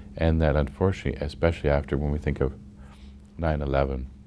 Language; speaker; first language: English; native; English